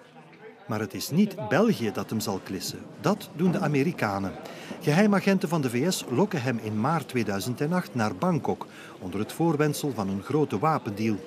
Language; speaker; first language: Dutch; native; Dutch